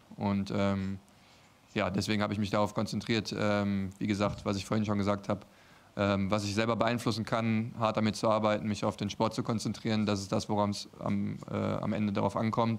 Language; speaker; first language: German; native; German